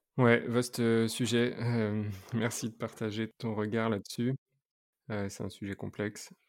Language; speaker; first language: French; native; French